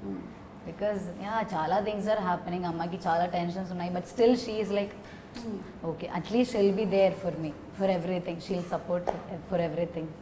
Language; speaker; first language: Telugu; non-native, learner; Malayalam